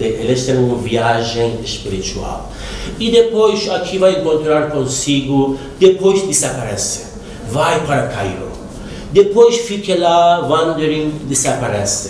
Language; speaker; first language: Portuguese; non-native, learner; Persian